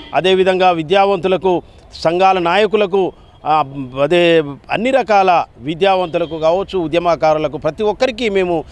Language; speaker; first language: Telugu; native; Telugu